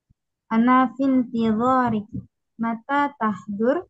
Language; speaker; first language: Arabic; non-native, learner; Indonesian